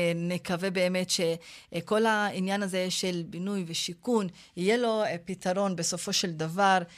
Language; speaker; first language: Hebrew; non-native, local second language; Arabic